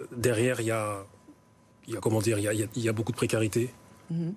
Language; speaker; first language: French; native; French